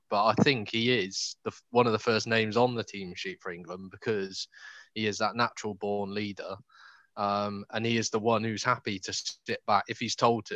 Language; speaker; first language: English; native; English